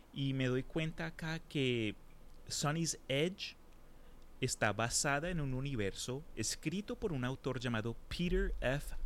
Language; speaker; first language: Spanish; early bilingual, heritage; Spanish